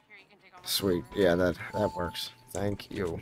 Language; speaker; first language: English; native; English